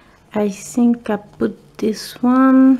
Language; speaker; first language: English; non-native, learner; French